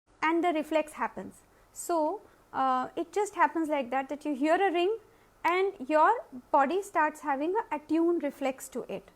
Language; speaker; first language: English; non-native, local second language; Hindi